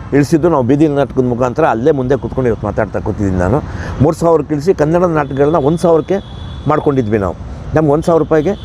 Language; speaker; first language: Kannada; non-native, local second language; Marathi